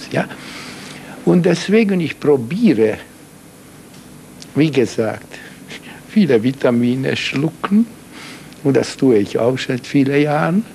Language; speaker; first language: German; non-native, fluent; Hungarian